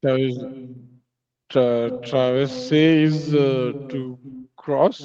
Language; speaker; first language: English; non-native, local second language; Hindi